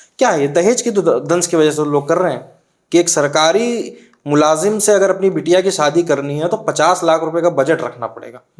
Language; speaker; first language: Hindi; native; Hindi